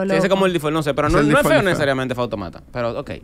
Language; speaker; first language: Spanish; native; Spanish